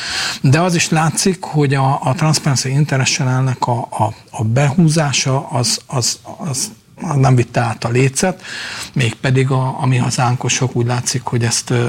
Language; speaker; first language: Hungarian; native; Hungarian